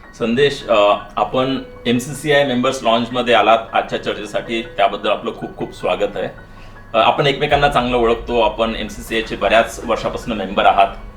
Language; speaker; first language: Marathi; native; Marathi